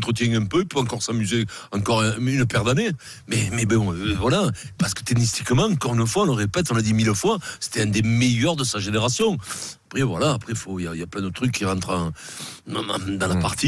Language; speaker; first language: French; native; French